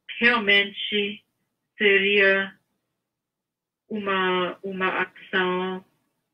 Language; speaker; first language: Portuguese; non-native, fluent; English